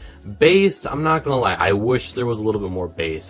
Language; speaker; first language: English; native; English